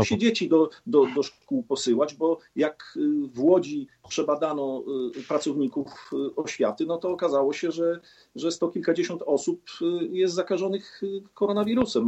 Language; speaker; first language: Polish; native; Polish